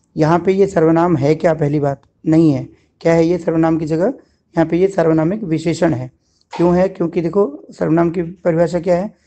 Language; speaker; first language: Hindi; native; Hindi